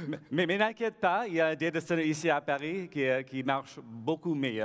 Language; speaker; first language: French; non-native, learner; English